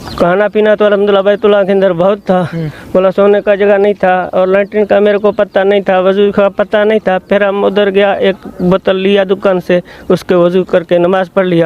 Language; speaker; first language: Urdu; non-native, local second language; Baluchi